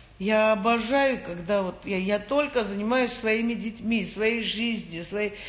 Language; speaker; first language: Russian; non-native, local second language; Georgian